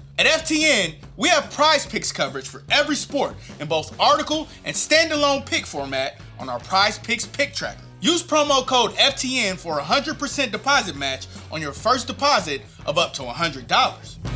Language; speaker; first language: English; native; English